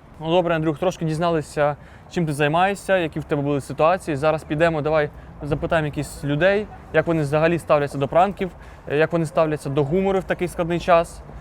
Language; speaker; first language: Ukrainian; non-native, local second language; Russian